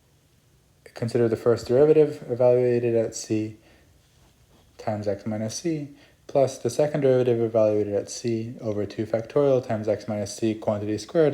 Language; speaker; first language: English; native; English